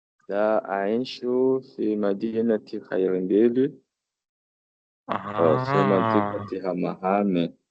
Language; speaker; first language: Arabic; non-native, learner; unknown